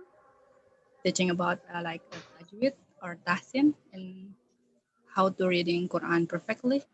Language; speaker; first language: English; non-native, learner; Indonesian